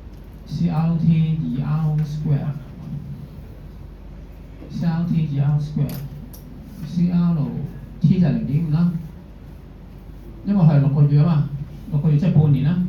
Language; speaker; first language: Cantonese; native; Cantonese